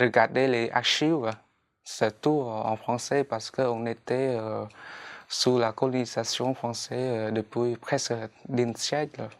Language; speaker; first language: French; non-native, fluent; Khmer